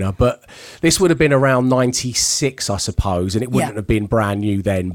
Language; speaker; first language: English; native; English